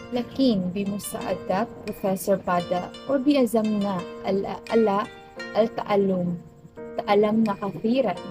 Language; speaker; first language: Arabic; non-native, learner; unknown